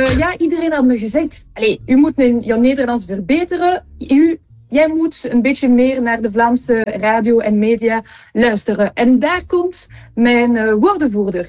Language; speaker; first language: Dutch; non-native, local second language; French